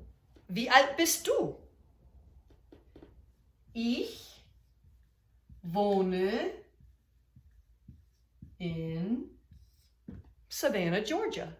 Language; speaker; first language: German; non-native, fluent; English